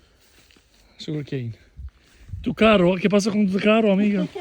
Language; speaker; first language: Spanish; non-native, learner; Albanian